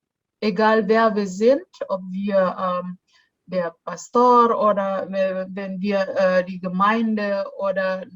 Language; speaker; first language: German; non-native, fluent; Indonesian